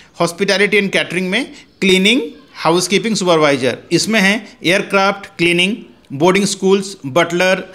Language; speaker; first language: Hindi; native; Hindi